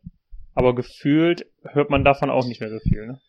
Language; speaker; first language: German; native; German